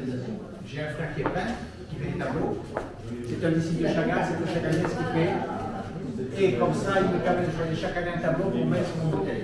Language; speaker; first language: French; native; French